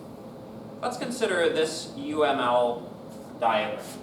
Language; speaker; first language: English; native; English